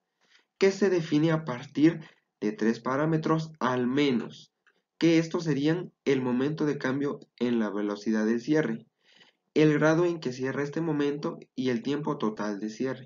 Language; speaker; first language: Spanish; native; Spanish